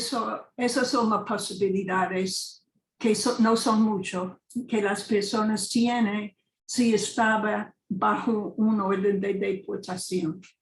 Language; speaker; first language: Spanish; non-native, fluent; English